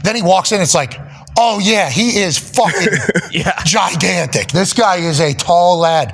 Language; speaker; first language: English; native; English